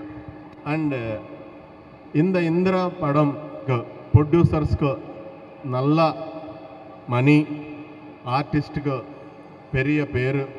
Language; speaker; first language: Tamil; non-native, learner; Telugu